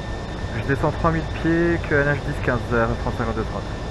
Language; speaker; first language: French; native; French